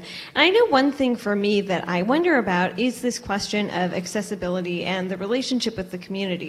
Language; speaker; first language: English; native; English